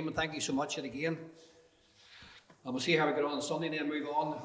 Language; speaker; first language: English; native; English